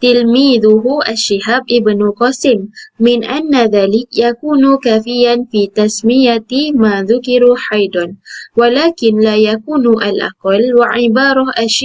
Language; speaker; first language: Arabic; non-native, learner; Malay